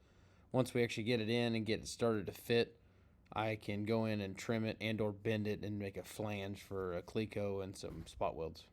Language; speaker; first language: English; native; English